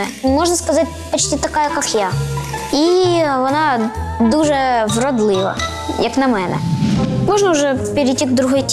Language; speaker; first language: Ukrainian; non-native, local second language; Russian